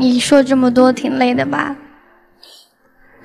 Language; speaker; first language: Chinese; native; Chinese